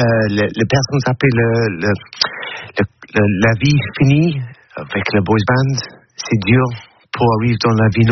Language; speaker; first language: French; non-native, learner; English